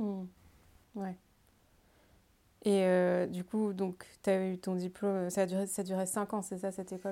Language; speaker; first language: French; native; French